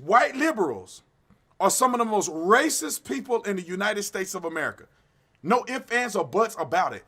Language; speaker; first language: English; native; English